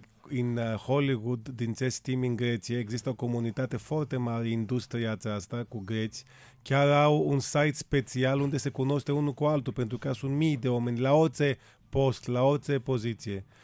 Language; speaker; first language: Romanian; non-native, fluent; Greek